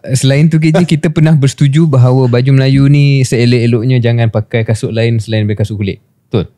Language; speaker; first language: Malay; native; Malay